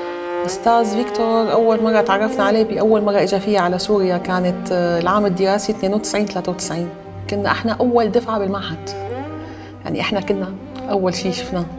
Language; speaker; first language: Arabic; native; Arabic